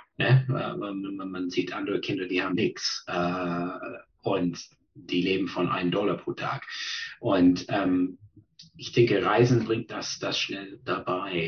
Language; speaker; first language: German; non-native, fluent; English